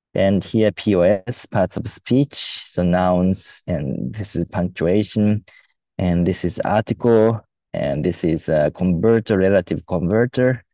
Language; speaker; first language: English; non-native, fluent; Japanese